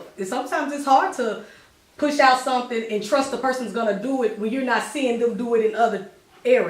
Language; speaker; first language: English; native; English